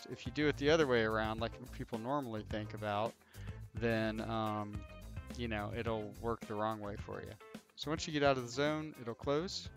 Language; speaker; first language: English; native; English